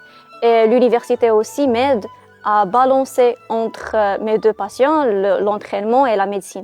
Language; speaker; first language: French; non-native, local second language; Arabic